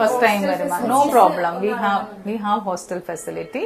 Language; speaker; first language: English; non-native, local second language; Malayalam